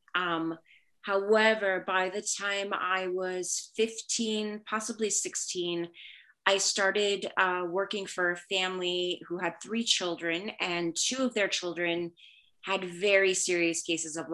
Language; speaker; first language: English; early bilingual, other home language; Spanish